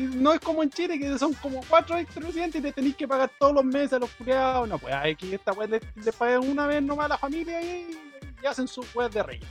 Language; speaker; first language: Spanish; native; Spanish